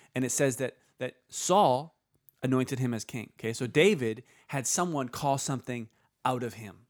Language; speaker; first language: English; early bilingual, other home language; Icelandic